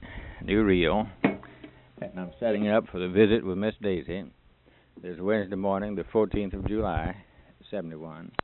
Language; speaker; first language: English; native; English